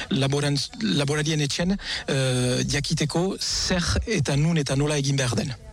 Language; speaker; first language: Basque; native; Basque